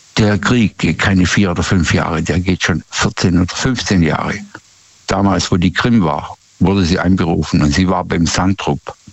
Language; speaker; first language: German; native; German